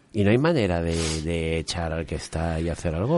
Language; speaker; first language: Spanish; native; Spanish